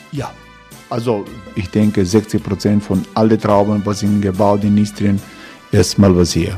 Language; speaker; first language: German; non-native, learner; Croatian